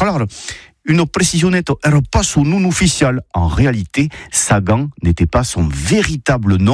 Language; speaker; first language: French; native; French